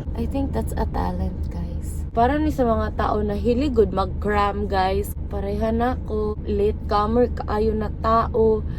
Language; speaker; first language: Cebuano; non-native, local second language; Filipino